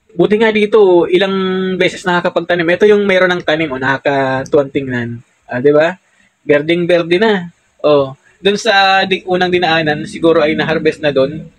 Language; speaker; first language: Filipino; non-native, local second language; Bikol